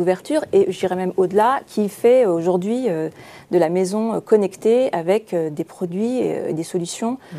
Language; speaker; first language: French; native; French